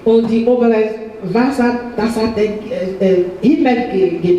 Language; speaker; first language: German; non-native, fluent; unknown